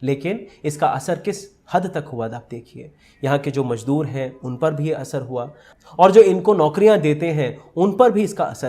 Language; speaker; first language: Hindi; native; Hindi